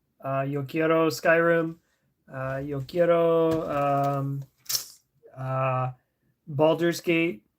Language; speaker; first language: Spanish; non-native, learner; English